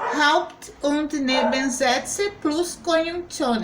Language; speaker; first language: German; non-native, fluent; Portuguese